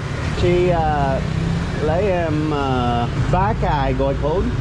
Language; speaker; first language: Vietnamese; non-native, learner; English